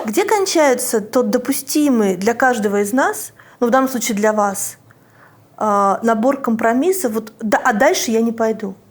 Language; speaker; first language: Russian; native; Russian